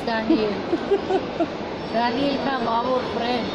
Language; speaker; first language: English; non-native, learner; Turkish